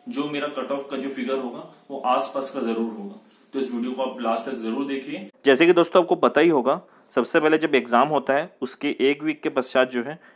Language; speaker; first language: Hindi; native; Hindi